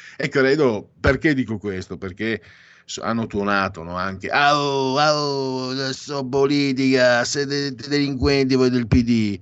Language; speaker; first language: Italian; non-native, local second language; Friulian